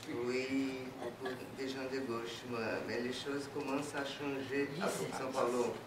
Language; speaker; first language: French; non-native, fluent; Portuguese